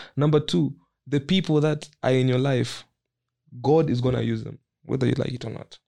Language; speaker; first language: English; non-native, local second language; Nyanja